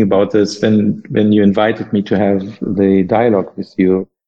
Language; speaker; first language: English; non-native, fluent; German